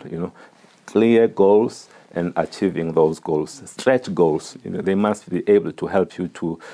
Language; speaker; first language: English; non-native, local second language; Xhosa